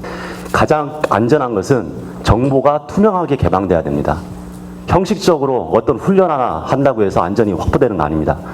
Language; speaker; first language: Korean; native; Korean